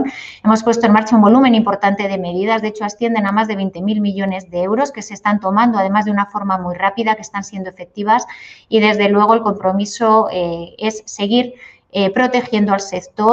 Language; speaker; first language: Spanish; native; Spanish